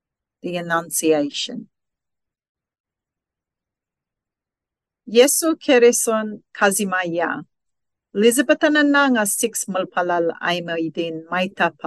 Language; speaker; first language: English; non-native, local second language; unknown